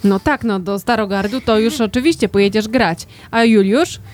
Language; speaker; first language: Polish; native; Polish